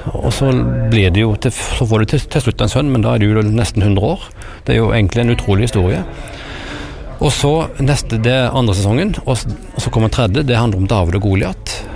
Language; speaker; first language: Norwegian; native; Norwegian